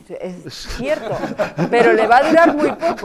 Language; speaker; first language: Spanish; native; Spanish